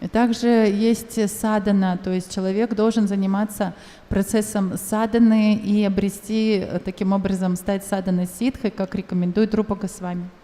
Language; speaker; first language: Russian; native; Russian